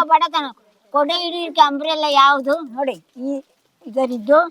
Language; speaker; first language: Kannada; native; Kannada